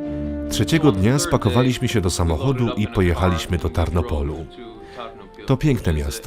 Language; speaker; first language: Polish; non-native, fluent; English